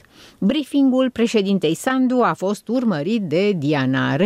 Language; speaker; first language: Romanian; native; Romanian